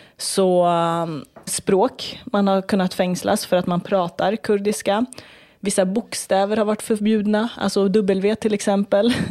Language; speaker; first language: Swedish; early bilingual, other home language; Kurdish